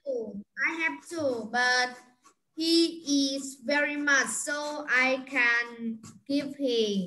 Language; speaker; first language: English; non-native, learner; Vietnamese